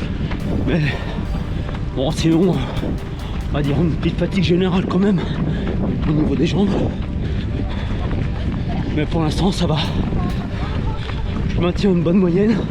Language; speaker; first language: French; native; French